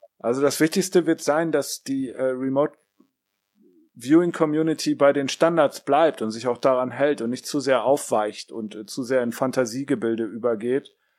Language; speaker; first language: German; native; German